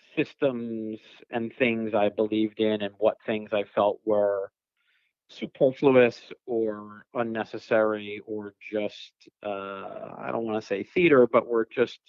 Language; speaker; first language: English; native; English